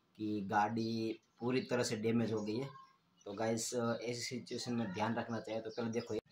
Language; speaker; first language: Hindi; non-native, local second language; Gujarati